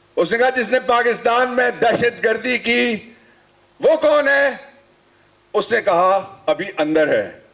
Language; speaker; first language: Urdu; non-native, local second language; Punjabi